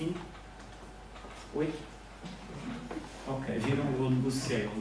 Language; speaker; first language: Portuguese; native; Portuguese